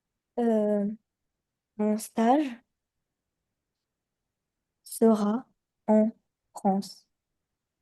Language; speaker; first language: French; non-native, learner; Chinese